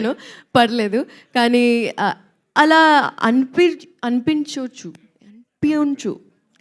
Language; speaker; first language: Telugu; non-native, local second language; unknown